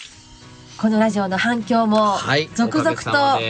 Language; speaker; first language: Japanese; native; Japanese